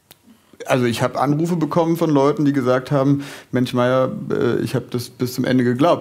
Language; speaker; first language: German; native; German